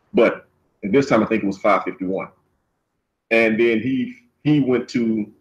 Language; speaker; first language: English; native; English